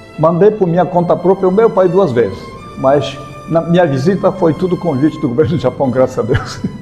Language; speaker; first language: Portuguese; early bilingual, other home language; Japanese